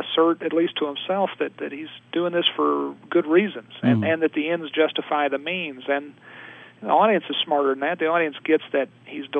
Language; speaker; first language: English; native; English